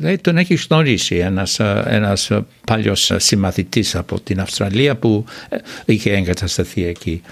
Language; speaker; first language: Greek; non-native, fluent; English